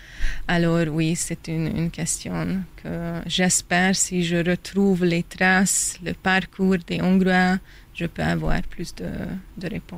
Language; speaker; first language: French; non-native, fluent; Hungarian